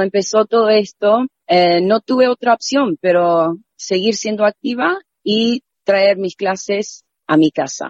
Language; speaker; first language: Spanish; native; Spanish